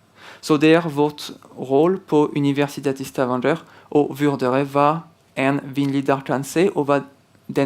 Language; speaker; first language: Norwegian; non-native, fluent; French